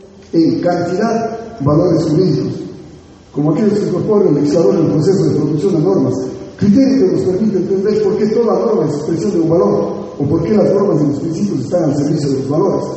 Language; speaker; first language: Spanish; native; Spanish